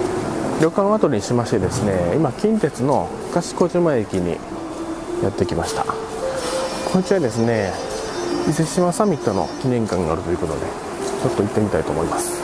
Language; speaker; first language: Japanese; native; Japanese